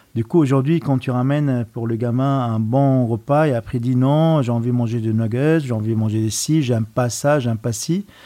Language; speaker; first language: French; non-native, fluent; Arabic